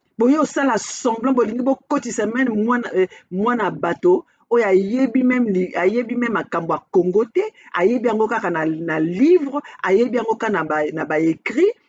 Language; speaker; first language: Lingala; native; Lingala